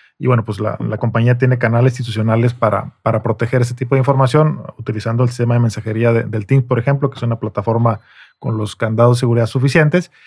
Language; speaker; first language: Spanish; native; Spanish